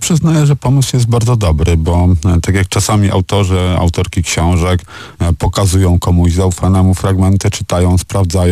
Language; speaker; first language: Polish; native; Polish